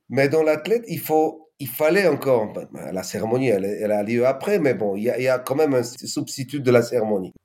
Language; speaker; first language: French; non-native, fluent; Polish